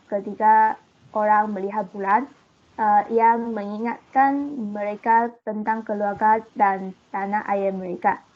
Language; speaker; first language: Malay; non-native, local second language; Chinese